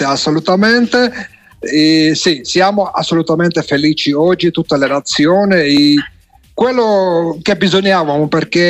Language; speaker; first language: Italian; non-native, fluent; Georgian